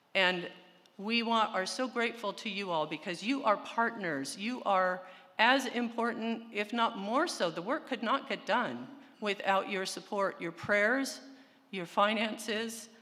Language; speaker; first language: English; early bilingual, other home language; Spanish